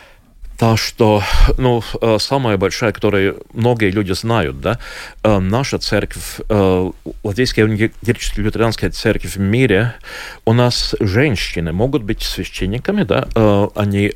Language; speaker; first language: Russian; non-native, local second language; Latvian